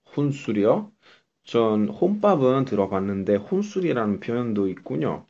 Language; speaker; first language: Korean; non-native, fluent; Italian